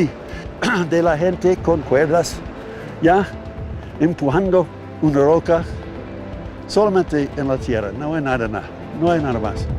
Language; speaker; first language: Spanish; non-native, fluent; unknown